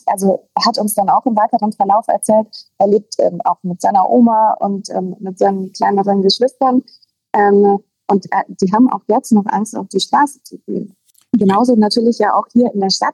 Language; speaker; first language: German; native; German